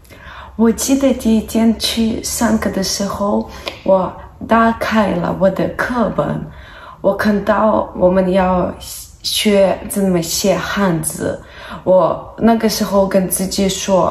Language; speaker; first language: Chinese; non-native, fluent; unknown